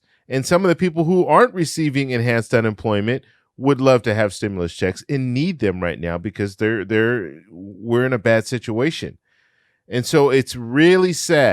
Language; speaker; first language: English; native; English